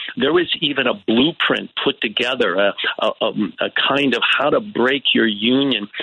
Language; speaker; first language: English; native; English